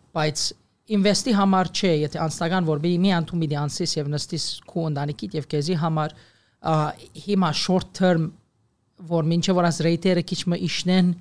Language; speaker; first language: Armenian; early bilingual, heritage; Armenian